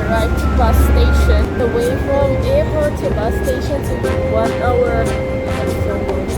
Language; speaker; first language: English; non-native, learner; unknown